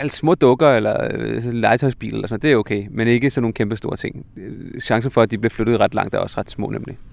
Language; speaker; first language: Danish; native; Danish